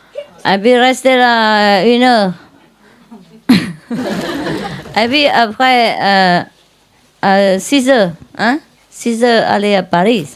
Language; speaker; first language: French; non-native, learner; Vietnamese